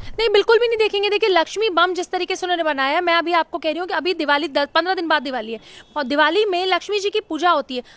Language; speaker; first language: Hindi; native; Hindi